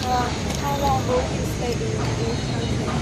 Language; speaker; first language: English; non-native, learner; Thai